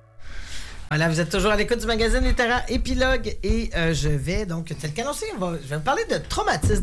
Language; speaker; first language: French; native; French